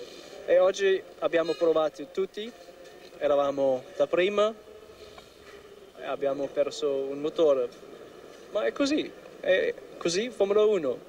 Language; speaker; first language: Italian; non-native, learner; German